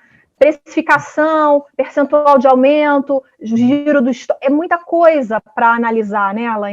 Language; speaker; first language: Portuguese; native; Portuguese